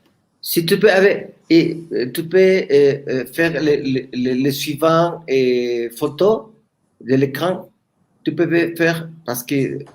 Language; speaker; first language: French; non-native, learner; Spanish